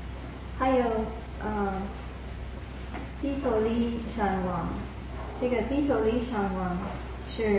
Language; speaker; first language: Chinese; non-native, fluent; English